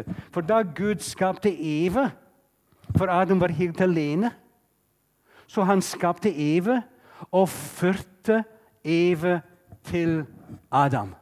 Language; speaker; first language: Norwegian; non-native, fluent; English